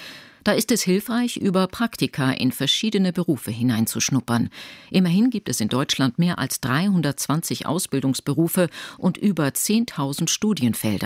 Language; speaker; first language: German; native; German